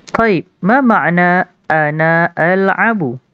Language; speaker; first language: Arabic; non-native, fluent; Malay